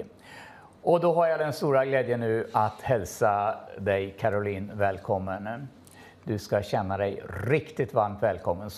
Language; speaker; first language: Swedish; native; Swedish